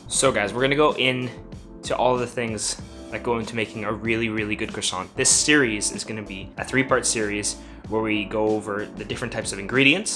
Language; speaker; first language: English; native; English